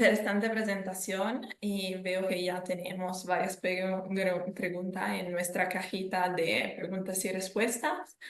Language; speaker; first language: Spanish; non-native, fluent; Italian